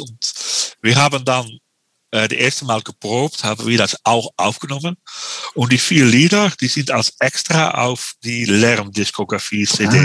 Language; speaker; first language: German; non-native, learner; Dutch